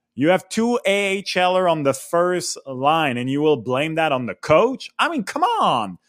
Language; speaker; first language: English; non-native, local second language; French